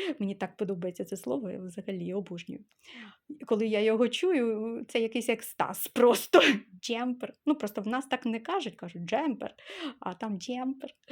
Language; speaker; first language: Ukrainian; non-native, local second language; Russian